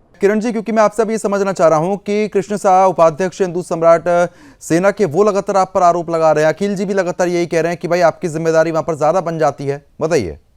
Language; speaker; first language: Hindi; native; Hindi